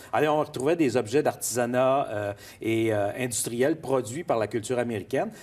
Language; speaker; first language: French; native; French